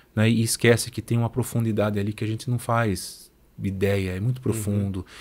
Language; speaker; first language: Portuguese; native; Portuguese